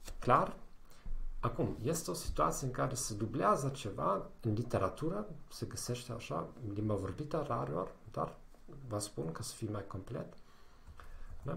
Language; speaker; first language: Romanian; non-native, fluent; German